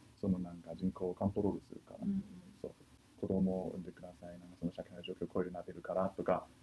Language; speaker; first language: Japanese; non-native, fluent; Chinese